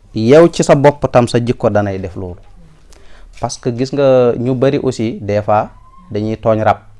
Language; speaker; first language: Wolof; non-native, local second language; Fula